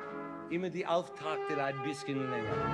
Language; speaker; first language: German; non-native, learner; English